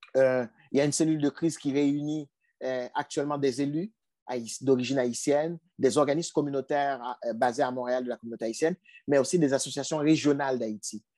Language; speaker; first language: French; non-native, local second language; Haitian Creole